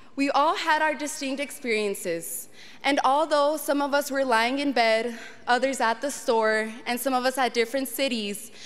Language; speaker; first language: English; early bilingual, other home language; Spanish